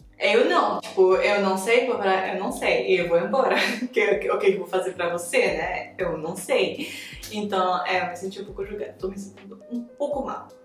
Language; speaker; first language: Portuguese; non-native, fluent; French